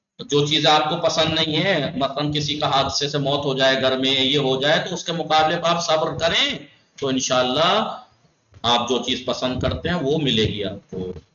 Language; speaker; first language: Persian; non-native, fluent; Urdu